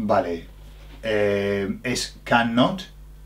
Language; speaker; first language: Spanish; non-native, fluent; English